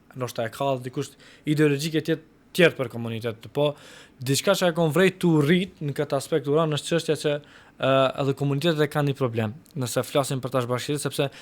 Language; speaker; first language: Albanian; non-native, local second language; Romany